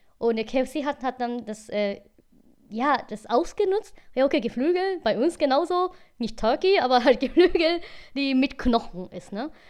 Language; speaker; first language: German; non-native, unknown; Japanese